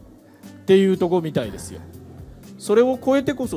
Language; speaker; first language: Japanese; native; Japanese